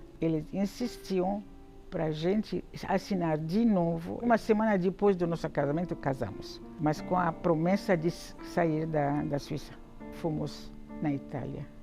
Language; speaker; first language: Portuguese; non-native, fluent; French